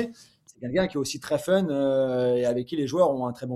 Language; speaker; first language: French; native; French